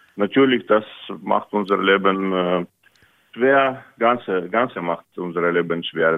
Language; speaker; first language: German; non-native, fluent; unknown